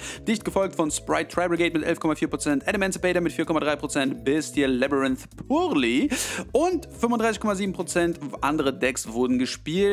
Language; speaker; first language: German; native; German